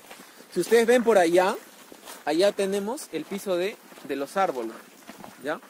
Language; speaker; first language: Spanish; native; Spanish